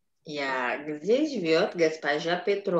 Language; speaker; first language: Russian; non-native, fluent; Indonesian